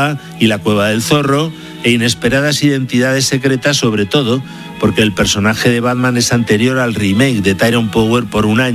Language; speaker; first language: Spanish; native; Spanish